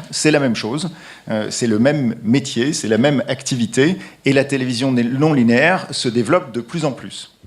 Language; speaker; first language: French; native; French